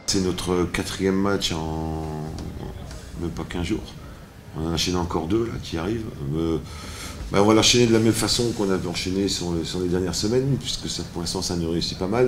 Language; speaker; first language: French; native; French